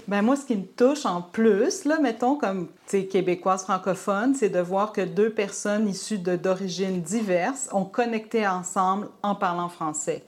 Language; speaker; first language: French; native; French